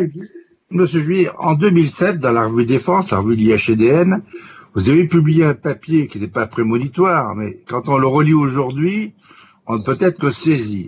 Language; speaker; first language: French; native; French